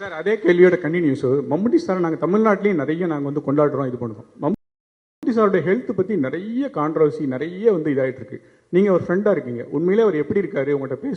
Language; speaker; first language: Tamil; native; Tamil